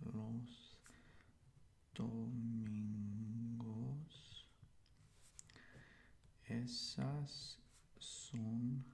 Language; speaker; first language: Spanish; non-native, learner; English